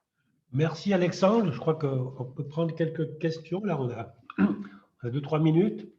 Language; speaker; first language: French; native; French